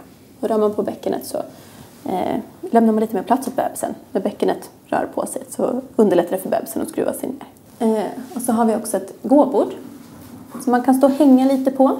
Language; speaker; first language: Swedish; native; Swedish